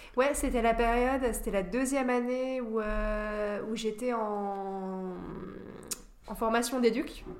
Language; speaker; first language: French; native; French